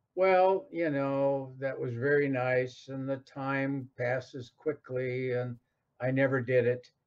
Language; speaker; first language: English; native; English